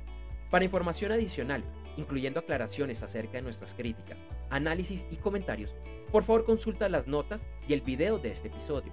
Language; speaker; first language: Spanish; native; Spanish